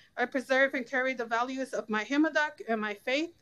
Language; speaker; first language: English; native; English